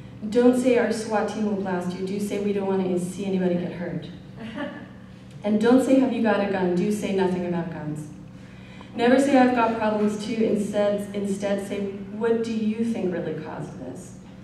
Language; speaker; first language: English; native; English